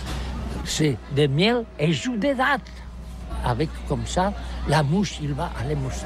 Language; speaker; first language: French; non-native, learner; Catalan